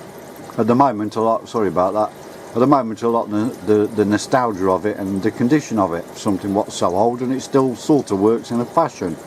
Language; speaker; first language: English; native; English